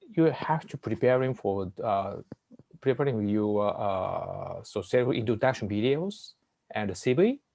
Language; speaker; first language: English; non-native, learner; Japanese